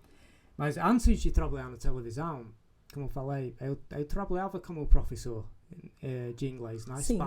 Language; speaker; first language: Portuguese; non-native, fluent; English